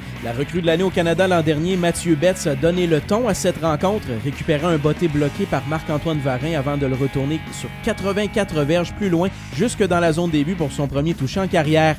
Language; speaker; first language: French; native; French